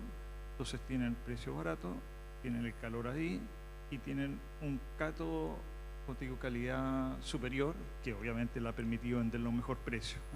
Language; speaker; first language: Spanish; native; Spanish